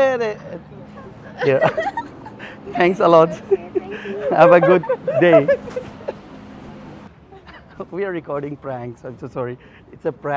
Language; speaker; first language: English; non-native, learner; Persian